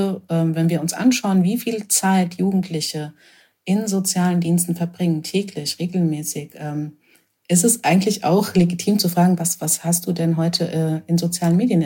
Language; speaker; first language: German; native; German